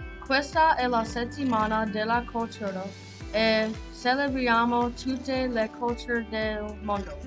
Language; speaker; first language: Italian; non-native, learner; English